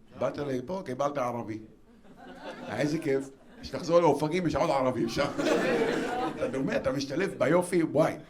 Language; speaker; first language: Hebrew; non-native, local second language; Arabic